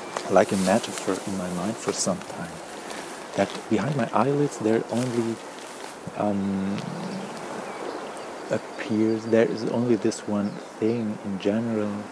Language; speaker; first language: English; non-native, fluent; German